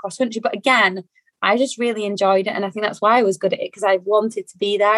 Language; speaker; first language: English; native; English